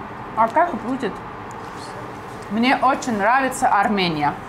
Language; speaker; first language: Russian; non-native, fluent; Armenian